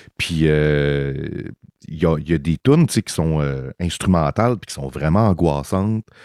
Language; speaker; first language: French; early bilingual, heritage; French